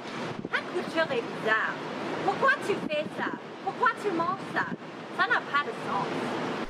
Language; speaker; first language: French; non-native, learner; English